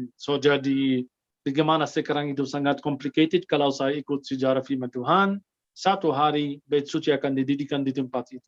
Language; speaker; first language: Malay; non-native, fluent; Arabic